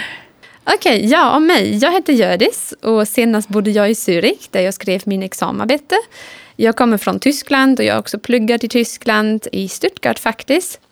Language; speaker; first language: Swedish; non-native, fluent; German